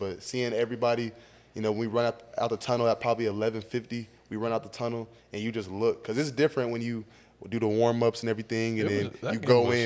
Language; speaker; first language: English; native; English